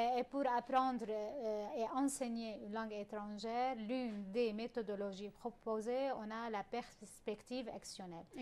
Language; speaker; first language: French; non-native, fluent; Arabic